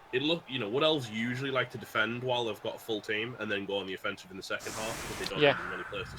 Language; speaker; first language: English; native; English